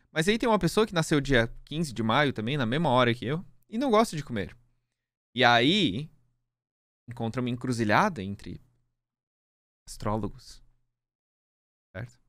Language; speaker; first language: Portuguese; native; Portuguese